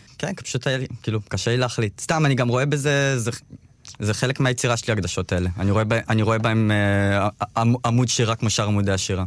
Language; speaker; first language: Hebrew; early bilingual, other home language; Russian